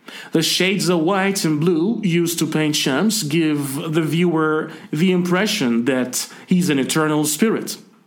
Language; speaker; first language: English; non-native, fluent; Persian